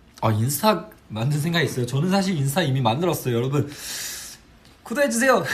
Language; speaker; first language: Korean; non-native, fluent; Chinese